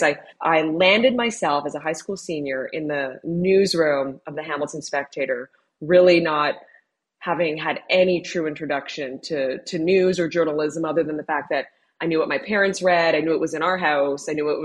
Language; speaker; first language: English; native; English